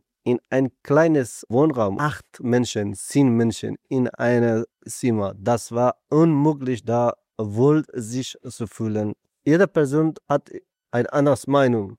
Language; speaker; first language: German; non-native, learner; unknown